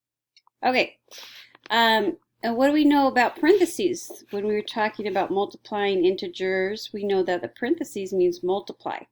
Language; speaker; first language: English; native; English